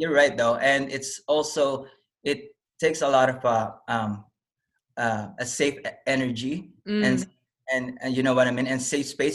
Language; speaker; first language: English; non-native, local second language; Filipino